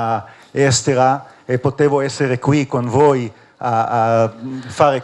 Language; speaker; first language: Italian; non-native, fluent; Hebrew